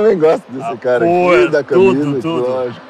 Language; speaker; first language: Portuguese; native; Portuguese